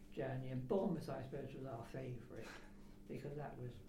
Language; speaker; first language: English; native; English